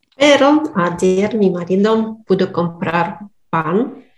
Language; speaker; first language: Spanish; non-native, fluent; Russian